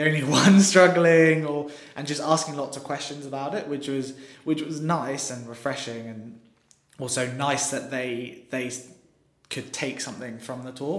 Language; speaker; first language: English; native; English